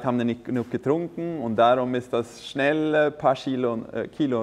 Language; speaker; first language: German; non-native, fluent; Swedish